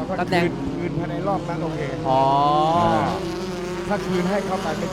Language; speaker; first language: Thai; native; Thai